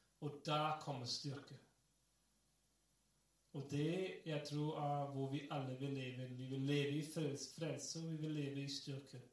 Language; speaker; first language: Norwegian; non-native, fluent; English